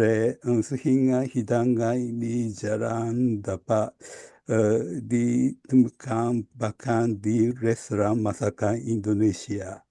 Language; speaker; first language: Indonesian; non-native, learner; Japanese